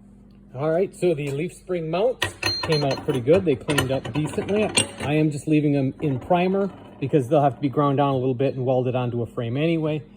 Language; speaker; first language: English; native; English